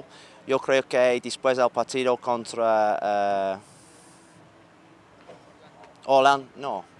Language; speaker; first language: Spanish; non-native, learner; English